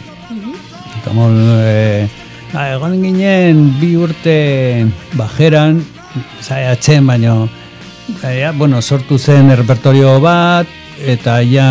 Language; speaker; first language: Basque; non-native, local second language; Spanish